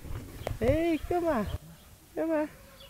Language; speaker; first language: Dutch; native; Dutch